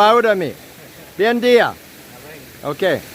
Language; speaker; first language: Spanish; non-native, learner; English